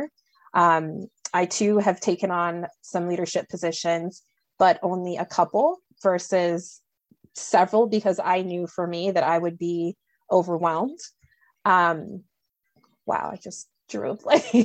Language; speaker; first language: English; native; English